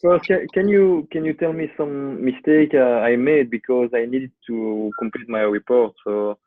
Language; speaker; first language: English; non-native, learner; French